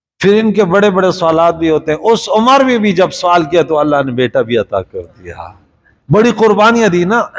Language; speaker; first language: Urdu; non-native, local second language; Pashto